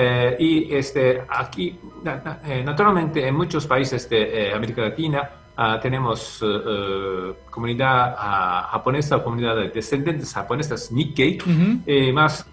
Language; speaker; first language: Spanish; non-native, fluent; Japanese